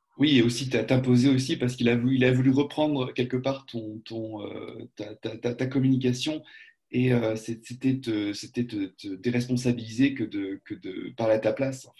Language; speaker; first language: French; native; French